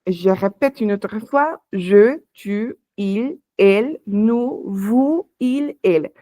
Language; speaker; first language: French; non-native, fluent; Spanish